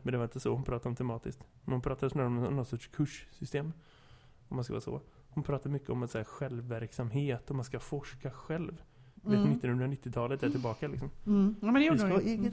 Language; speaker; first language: Swedish; native; Swedish